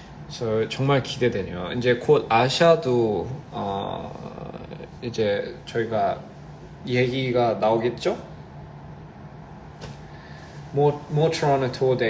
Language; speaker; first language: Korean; early bilingual, heritage; Korean